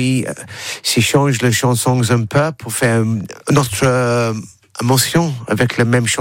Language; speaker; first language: French; non-native, learner; English